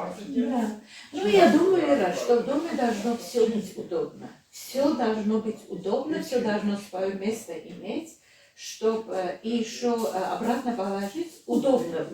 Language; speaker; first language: Russian; non-native, fluent; Armenian